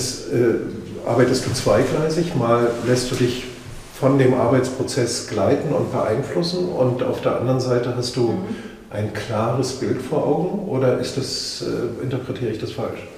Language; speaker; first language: German; native; German